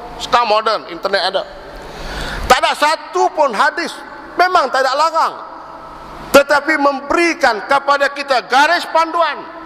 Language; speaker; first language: Malay; native; Malay